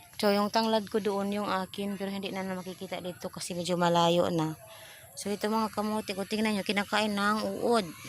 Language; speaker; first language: Filipino; non-native, local second language; Cebuano